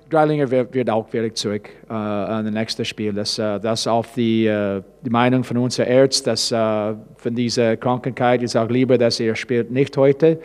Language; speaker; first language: German; non-native, learner; English